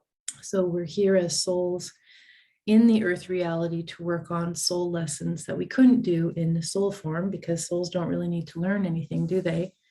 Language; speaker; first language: English; native; English